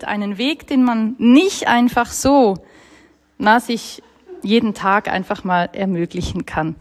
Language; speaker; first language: German; native; German